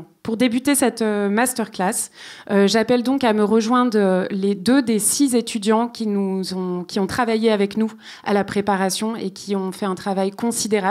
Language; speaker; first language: French; native; French